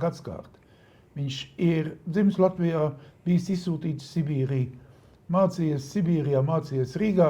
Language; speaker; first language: Latvian; native; Latvian